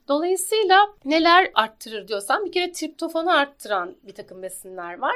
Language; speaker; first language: Turkish; native; Turkish